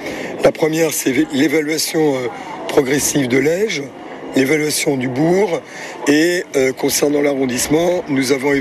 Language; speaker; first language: French; native; French